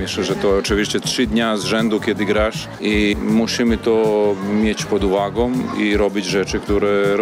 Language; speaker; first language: Polish; non-native, learner; Serbian